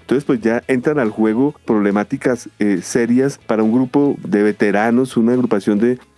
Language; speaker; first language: Spanish; native; Spanish